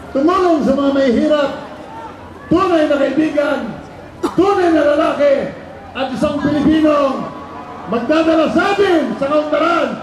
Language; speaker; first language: Filipino; native; Filipino